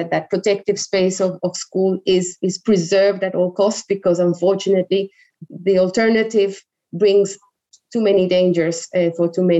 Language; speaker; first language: English; non-native, fluent; Spanish